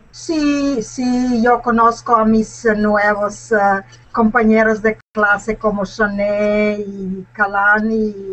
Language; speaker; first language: Spanish; non-native, learner; Serbian